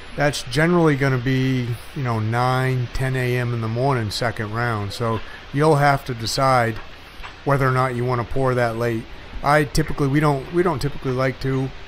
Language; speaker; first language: English; native; English